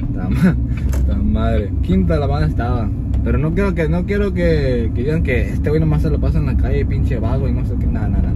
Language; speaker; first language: Spanish; early bilingual, heritage; Spanish